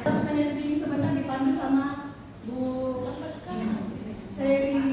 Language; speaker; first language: Indonesian; native; Indonesian